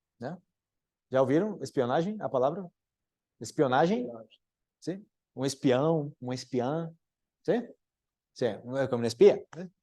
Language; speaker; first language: Portuguese; native; Portuguese